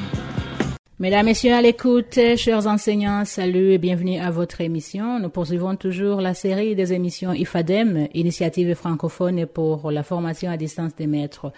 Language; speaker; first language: French; non-native, local second language; Rundi